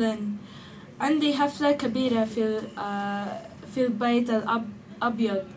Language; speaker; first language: Arabic; non-native, learner; English